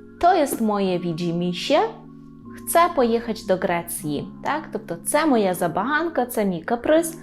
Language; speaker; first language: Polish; non-native, fluent; Ukrainian